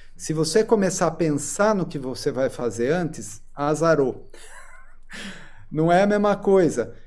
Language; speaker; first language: Portuguese; native; Portuguese